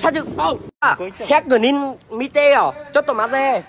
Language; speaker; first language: Japanese; non-native, learner; Vietnamese